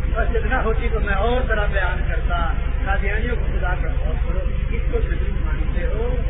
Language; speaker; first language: Urdu; non-native, local second language; Punjabi